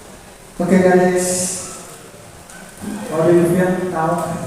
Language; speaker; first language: English; non-native, learner; Indonesian